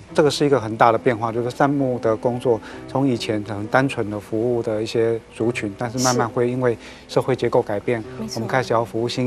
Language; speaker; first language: Chinese; native; Chinese